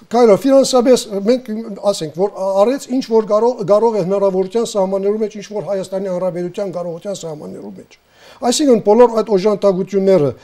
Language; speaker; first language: Armenian; early bilingual, heritage; Armenian